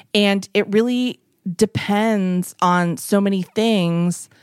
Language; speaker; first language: English; native; English